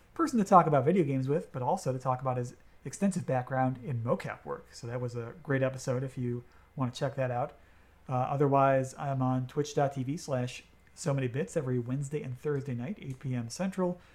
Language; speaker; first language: English; native; English